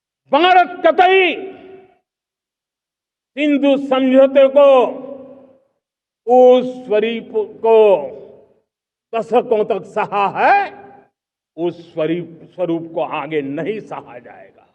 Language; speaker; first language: Hindi; non-native, local second language; Gujarati